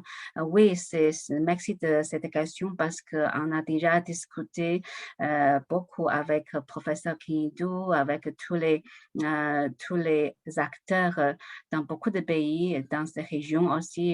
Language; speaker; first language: French; non-native, learner; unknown